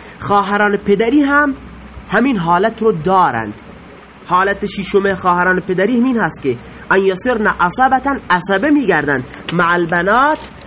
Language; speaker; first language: Persian; native; Persian